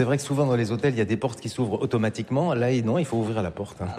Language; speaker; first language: French; native; French